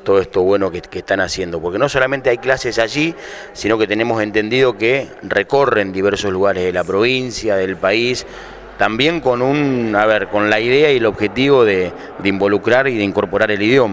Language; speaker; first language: Spanish; native; Spanish